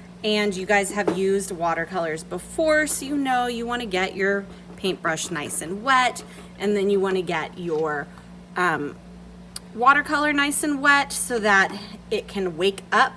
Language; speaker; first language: English; native; English